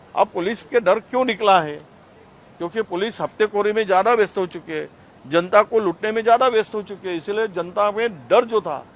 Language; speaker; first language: Hindi; non-native, local second language; Marathi